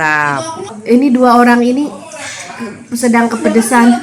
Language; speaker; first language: Indonesian; native; Indonesian